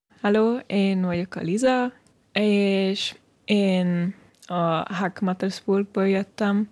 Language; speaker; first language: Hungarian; early bilingual, heritage; German